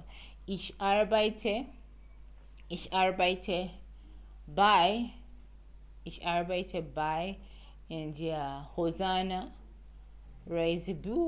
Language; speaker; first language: German; non-native, learner; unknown